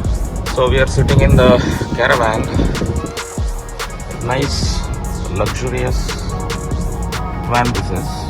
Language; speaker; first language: English; non-native, local second language; Kannada